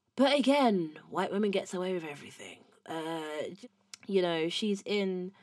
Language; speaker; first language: English; native; English